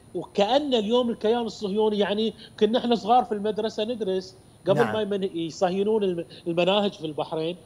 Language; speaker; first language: Arabic; native; Arabic